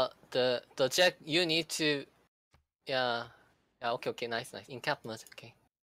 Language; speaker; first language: English; non-native, learner; Korean